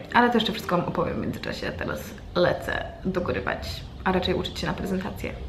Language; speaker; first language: Polish; native; Polish